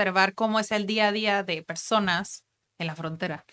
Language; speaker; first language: Spanish; native; Spanish